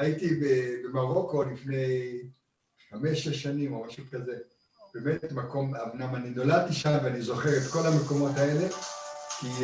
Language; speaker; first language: Hebrew; early bilingual, other home language; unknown